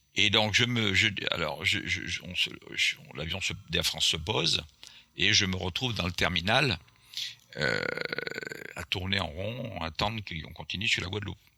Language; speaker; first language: French; non-native, local second language; Guadeloupean Creole French